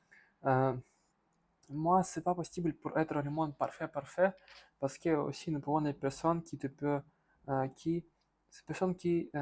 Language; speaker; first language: French; non-native, learner; Russian